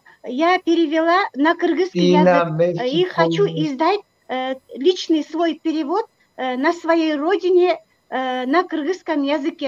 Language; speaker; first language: Russian; non-native, local second language; Kyrgyz